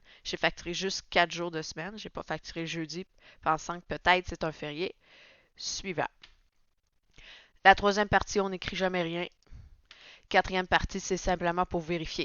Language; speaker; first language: French; native; French